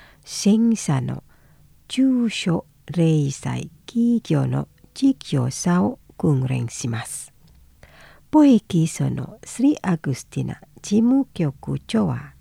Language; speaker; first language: Japanese; non-native, fluent; Indonesian